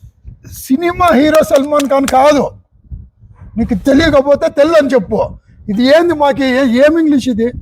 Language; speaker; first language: Telugu; native; Telugu